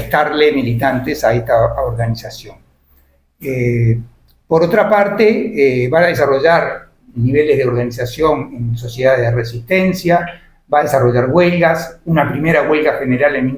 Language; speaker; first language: Spanish; native; Spanish